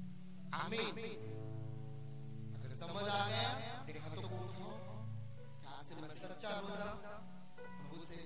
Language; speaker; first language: Hindi; non-native, local second language; Punjabi